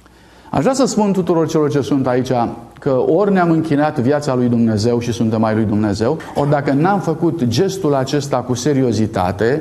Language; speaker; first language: Romanian; native; Romanian